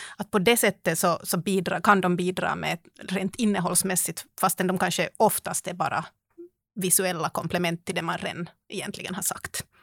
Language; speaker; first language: Swedish; native; Swedish